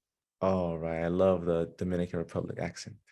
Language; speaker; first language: English; early bilingual, other home language; Spanish